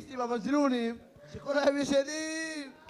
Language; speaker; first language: Hebrew; native; Hebrew